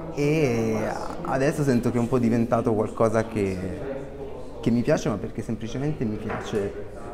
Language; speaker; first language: Italian; native; Italian